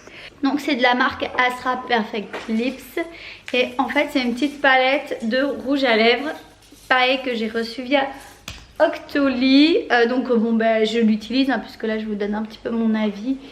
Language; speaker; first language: French; native; French